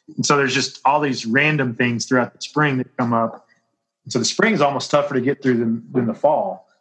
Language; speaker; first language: English; native; English